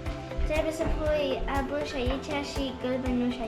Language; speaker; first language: Romanian; early bilingual, heritage; Romanian